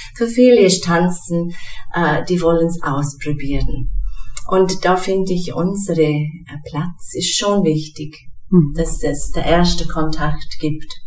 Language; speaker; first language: German; non-native, fluent; English